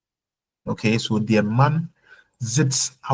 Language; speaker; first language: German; non-native, fluent; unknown